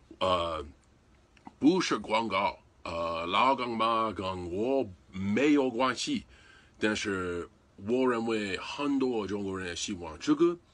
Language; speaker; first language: Chinese; non-native, learner; English